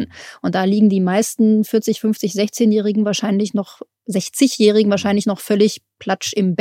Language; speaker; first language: German; native; German